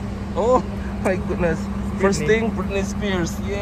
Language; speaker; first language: English; non-native, fluent; Indonesian